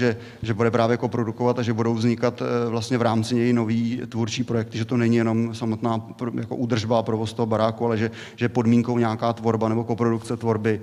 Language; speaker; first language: Czech; native; Czech